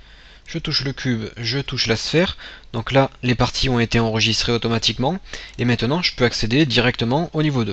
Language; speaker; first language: French; native; French